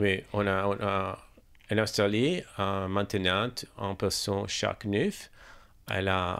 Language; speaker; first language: French; non-native, learner; English